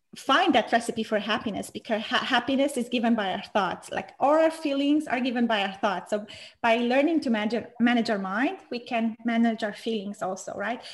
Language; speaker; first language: English; non-native, fluent; Romanian